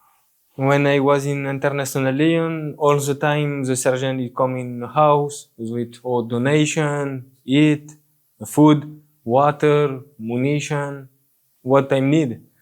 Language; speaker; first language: English; non-native, learner; French